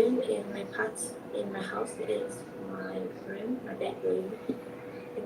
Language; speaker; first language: English; non-native, learner; Vietnamese